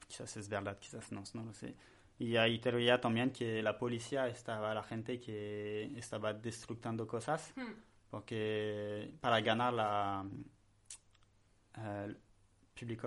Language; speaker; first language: Spanish; non-native, learner; French